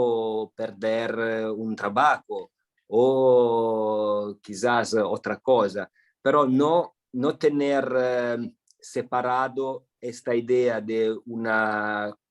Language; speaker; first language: Spanish; non-native, fluent; Italian